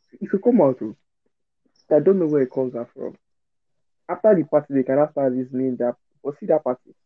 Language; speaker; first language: English; non-native, local second language; Yoruba